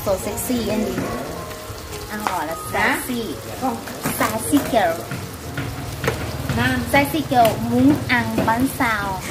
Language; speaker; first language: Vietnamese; non-native, learner; Thai